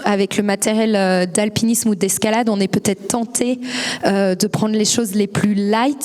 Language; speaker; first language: French; native; French